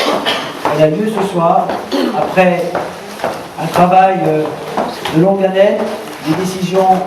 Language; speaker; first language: French; native; French